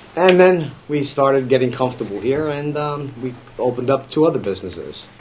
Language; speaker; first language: English; native; English